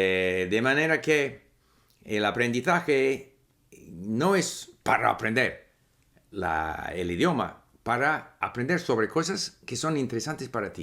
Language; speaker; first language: Spanish; non-native, fluent; English